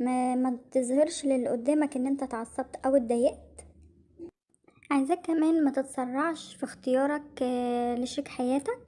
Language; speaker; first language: Arabic; native; Arabic